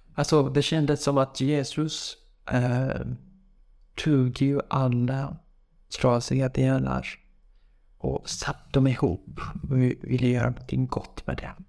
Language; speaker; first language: Swedish; non-native, fluent; Kurdish